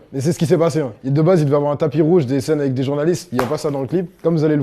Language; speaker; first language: French; native; French